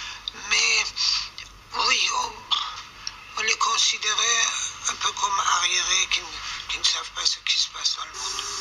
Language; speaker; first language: French; non-native, fluent; Persian